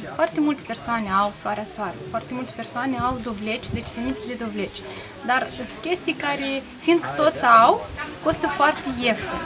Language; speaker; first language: Romanian; native; Romanian